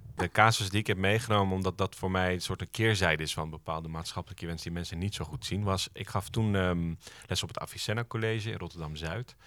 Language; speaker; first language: Dutch; early bilingual, other home language; Turkish